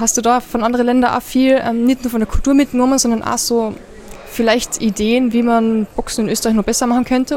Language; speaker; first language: German; native; German